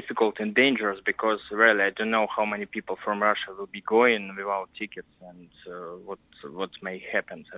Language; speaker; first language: English; non-native, learner; Russian